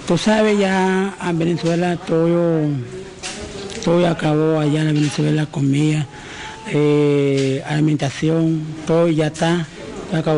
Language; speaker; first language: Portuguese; non-native, learner; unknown